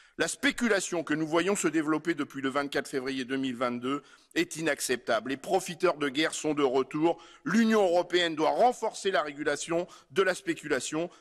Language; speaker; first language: French; native; French